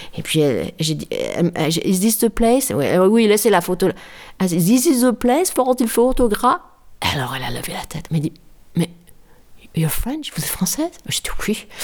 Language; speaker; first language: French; non-native, fluent; English